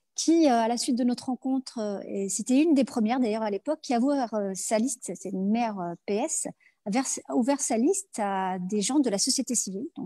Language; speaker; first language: French; native; French